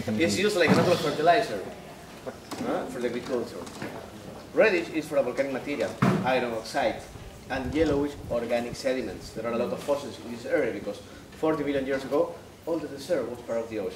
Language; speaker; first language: English; non-native, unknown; Spanish